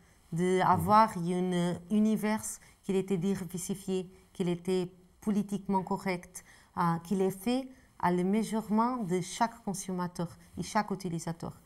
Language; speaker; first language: French; non-native, fluent; Portuguese